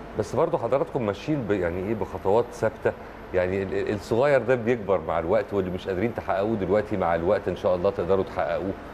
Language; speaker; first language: Arabic; native; Arabic